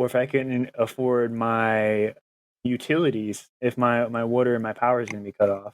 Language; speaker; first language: English; native; English